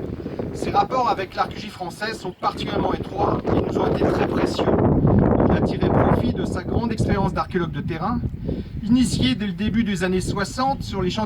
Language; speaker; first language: French; native; French